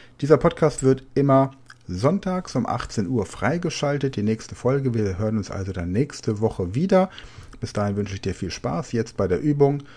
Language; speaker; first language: German; native; German